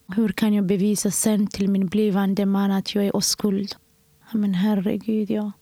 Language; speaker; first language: Swedish; non-native, fluent; Somali